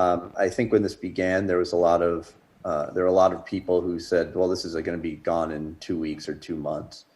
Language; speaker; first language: English; native; English